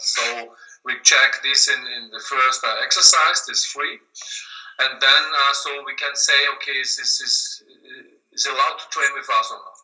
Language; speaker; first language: English; non-native, learner; German